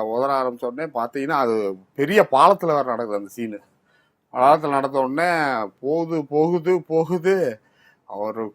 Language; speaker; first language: Tamil; native; Tamil